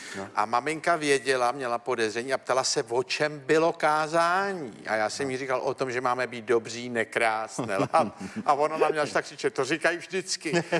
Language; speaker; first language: Czech; native; Czech